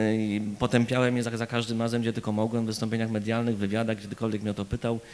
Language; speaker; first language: Polish; native; Polish